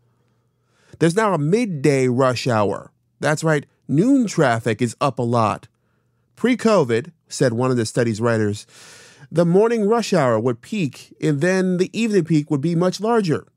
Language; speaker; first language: English; native; English